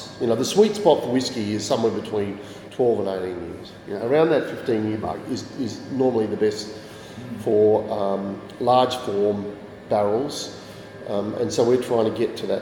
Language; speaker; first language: English; native; English